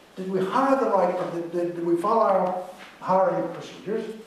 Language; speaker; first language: English; native; English